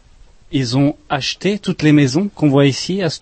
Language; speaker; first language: French; native; French